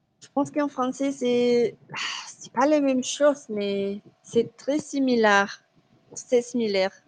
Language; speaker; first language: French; non-native, learner; Spanish